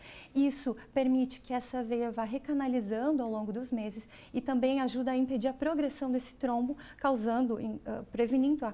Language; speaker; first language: Portuguese; native; Portuguese